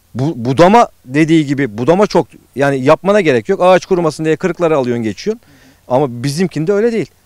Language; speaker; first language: Turkish; native; Turkish